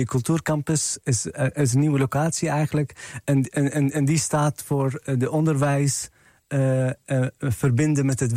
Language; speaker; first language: Dutch; non-native, fluent; Arabic